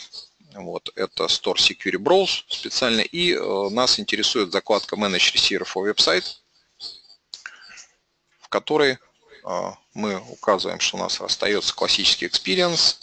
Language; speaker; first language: Russian; native; Russian